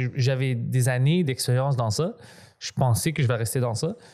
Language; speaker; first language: French; non-native, fluent; Greek